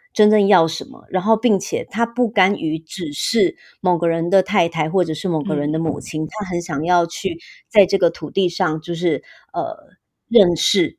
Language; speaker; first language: Chinese; native; Chinese